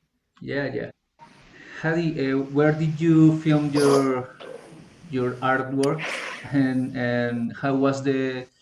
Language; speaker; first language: English; non-native, learner; Spanish